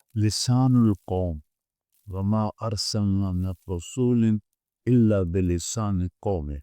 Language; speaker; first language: Urdu; non-native, local second language; Punjabi